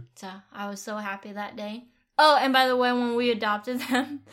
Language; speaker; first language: English; non-native, fluent; Vietnamese